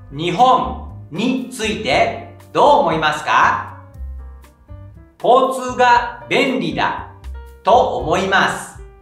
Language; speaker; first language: Japanese; non-native, fluent; Indonesian